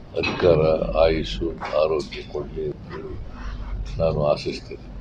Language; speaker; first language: Kannada; native; Kannada